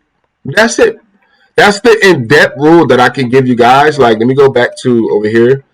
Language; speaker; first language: English; native; English